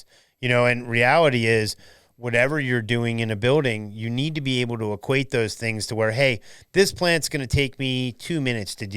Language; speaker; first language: English; native; English